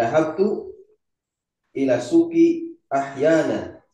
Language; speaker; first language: Arabic; non-native, learner; Indonesian